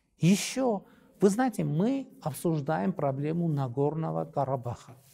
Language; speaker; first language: Russian; non-native, local second language; Armenian